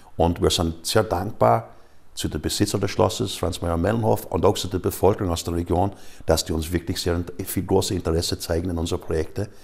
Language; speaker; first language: German; non-native, fluent; English